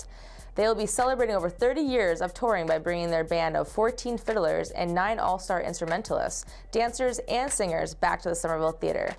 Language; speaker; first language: English; native; English